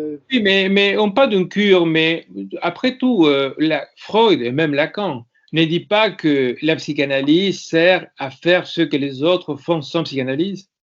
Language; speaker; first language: French; non-native, fluent; Spanish